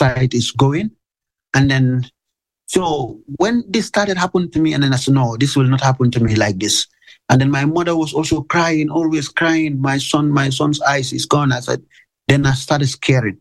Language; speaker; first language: English; non-native, local second language; Mandingo